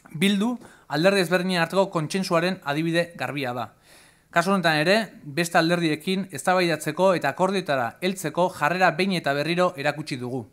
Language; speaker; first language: Basque; native; Basque